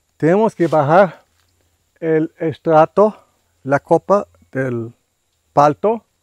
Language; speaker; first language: Spanish; non-native, fluent; German